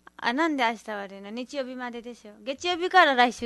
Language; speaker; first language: Japanese; non-native, learner; Nepali